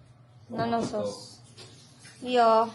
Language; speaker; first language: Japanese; non-native, learner; Filipino